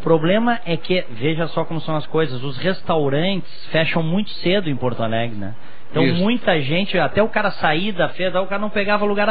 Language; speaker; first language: Portuguese; native; Portuguese